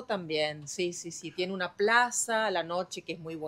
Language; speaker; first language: Spanish; native; Spanish